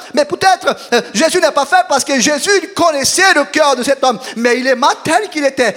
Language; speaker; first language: French; non-native, fluent; Portuguese